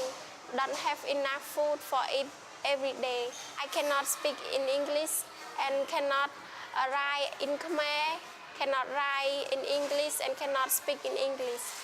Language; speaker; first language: English; non-native, learner; Khmer